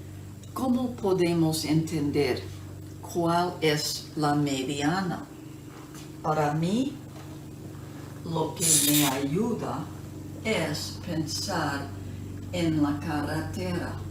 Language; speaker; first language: Spanish; non-native, fluent; English